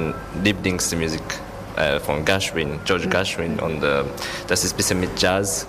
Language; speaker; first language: German; non-native, learner; Japanese